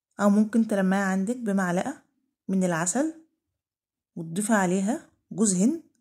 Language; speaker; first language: Arabic; native; Arabic